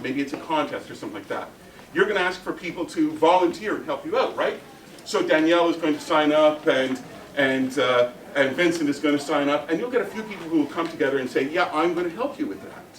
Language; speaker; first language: English; native; English